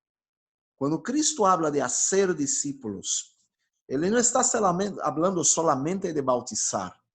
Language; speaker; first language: Spanish; non-native, fluent; Portuguese